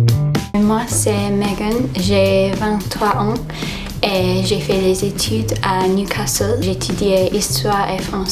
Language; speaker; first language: French; non-native, fluent; English